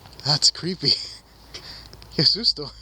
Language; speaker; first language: Spanish; early bilingual, heritage; English